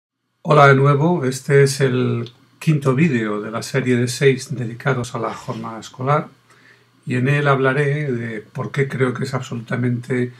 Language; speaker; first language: Spanish; native; Spanish